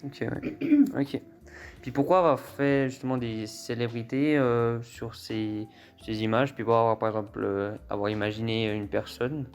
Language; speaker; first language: French; native; French